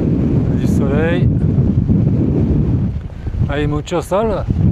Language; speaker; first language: Spanish; non-native, learner; French